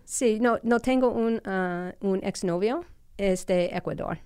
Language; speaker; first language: Spanish; non-native, fluent; English